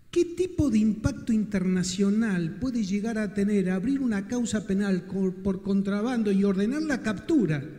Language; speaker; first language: Spanish; native; Spanish